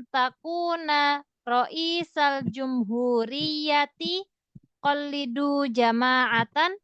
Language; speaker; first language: Arabic; non-native, fluent; Indonesian